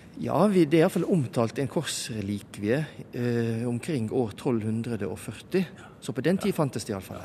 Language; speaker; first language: Norwegian; native; Norwegian